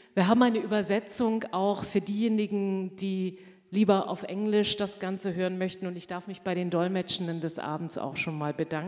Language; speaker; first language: German; native; German